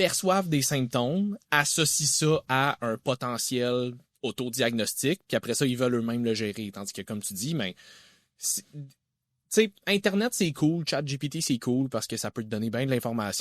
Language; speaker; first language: French; native; French